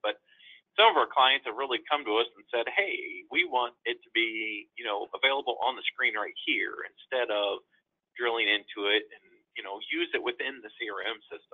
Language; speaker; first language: English; native; English